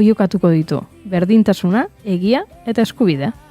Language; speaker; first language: Basque; native; Basque